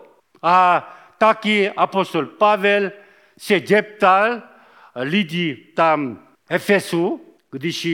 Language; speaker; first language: Czech; non-native, fluent; Korean